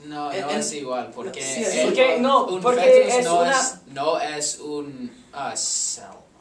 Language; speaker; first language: Spanish; non-native, learner; English